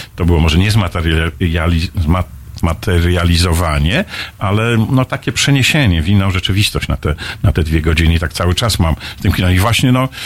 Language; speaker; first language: Polish; native; Polish